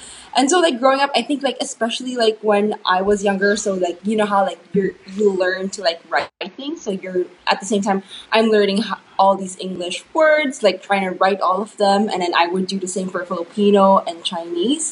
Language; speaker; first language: English; non-native, local second language; Filipino